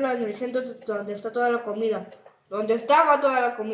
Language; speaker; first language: Spanish; native; Spanish